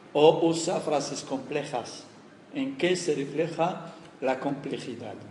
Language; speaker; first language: Spanish; non-native, fluent; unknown